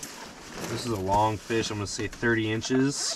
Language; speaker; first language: English; native; English